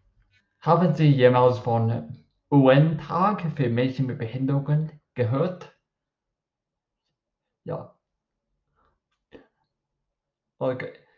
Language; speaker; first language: German; non-native, learner; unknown